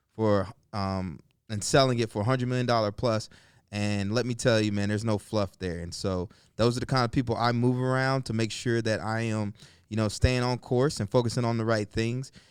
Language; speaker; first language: English; native; English